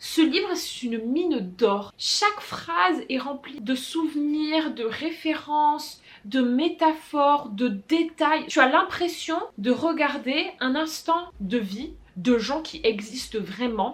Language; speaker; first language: French; native; French